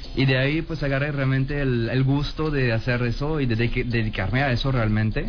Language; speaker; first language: Spanish; non-native, fluent; French